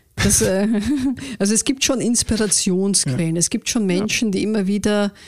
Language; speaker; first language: German; native; German